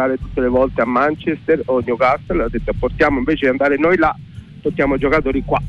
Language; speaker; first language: Italian; native; Italian